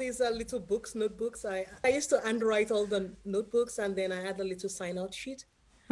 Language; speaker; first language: English; non-native, local second language; Yoruba